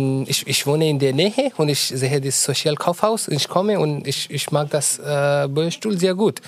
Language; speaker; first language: German; non-native, learner; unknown